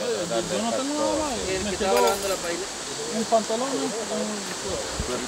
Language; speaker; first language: Spanish; non-native, learner; Haitian Creole